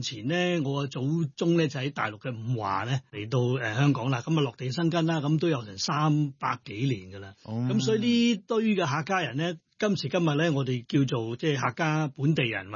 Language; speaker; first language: Cantonese; non-native, local second language; Hakka Chinese